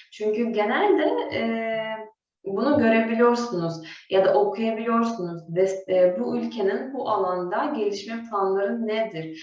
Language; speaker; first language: Turkish; non-native, fluent; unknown